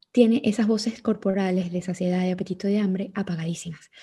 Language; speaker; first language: Spanish; native; Spanish